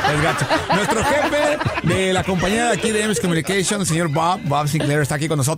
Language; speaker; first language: Spanish; native; Spanish